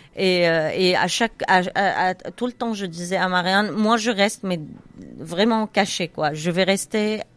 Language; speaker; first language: French; non-native, fluent; Arabic